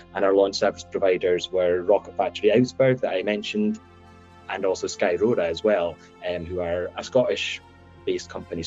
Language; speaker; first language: English; native; English